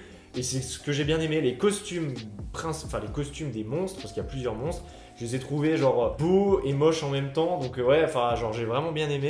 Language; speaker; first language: French; native; French